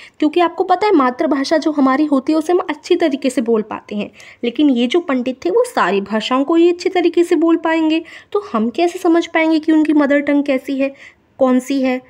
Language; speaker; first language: Hindi; native; Hindi